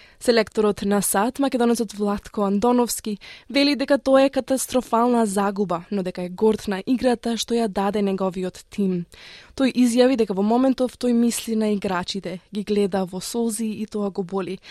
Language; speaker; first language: Macedonian; native; Macedonian